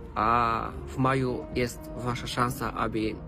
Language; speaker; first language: Polish; non-native, learner; Romanian